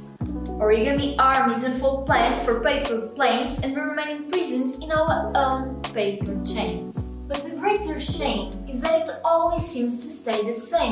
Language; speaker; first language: English; non-native, learner; Portuguese